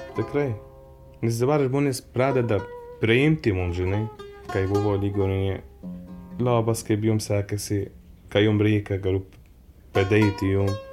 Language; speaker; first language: Lithuanian; non-native, learner; Arabic